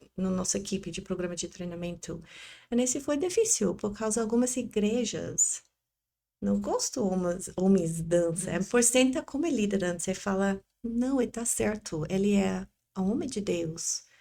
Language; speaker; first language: Portuguese; non-native, learner; English